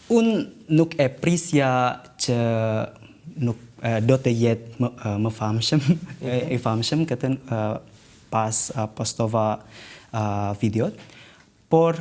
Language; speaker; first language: Albanian; non-native, learner; Indonesian